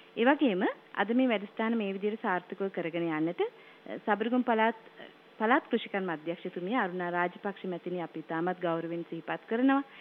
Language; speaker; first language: Sinhala; native; Sinhala